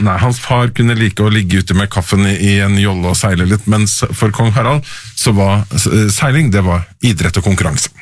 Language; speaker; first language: Norwegian; native; Norwegian